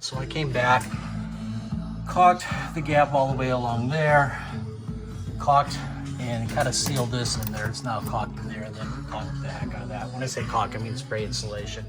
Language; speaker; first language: English; native; English